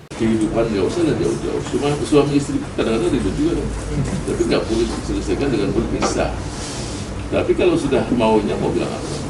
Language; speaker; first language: Indonesian; native; Indonesian